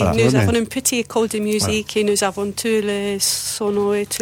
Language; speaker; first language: French; non-native, learner; English